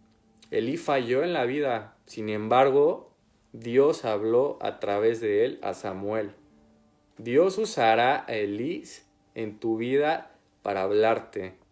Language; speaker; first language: Spanish; native; Spanish